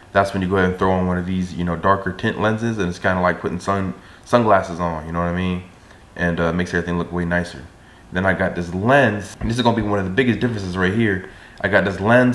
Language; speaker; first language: English; native; English